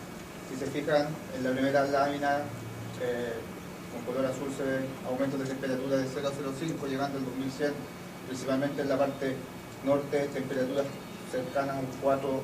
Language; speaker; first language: Spanish; native; Spanish